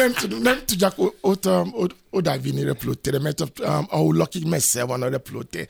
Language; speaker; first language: Hungarian; non-native, fluent; Yoruba